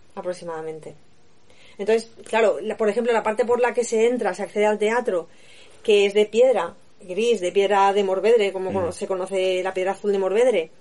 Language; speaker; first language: Spanish; native; Spanish